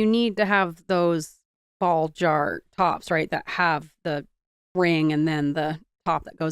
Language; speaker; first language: English; native; English